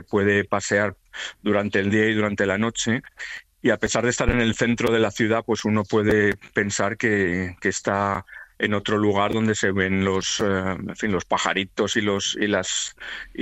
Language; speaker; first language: Spanish; native; Spanish